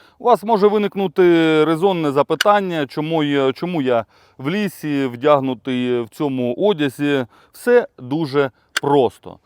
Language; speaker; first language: Ukrainian; non-native, local second language; Russian